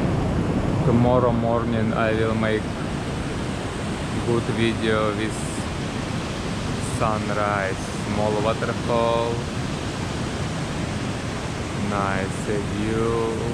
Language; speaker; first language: English; non-native, learner; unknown